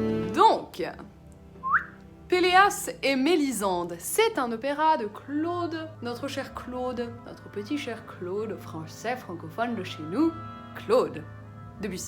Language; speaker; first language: French; native; French